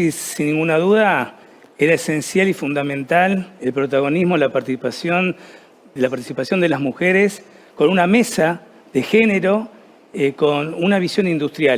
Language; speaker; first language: Spanish; native; Spanish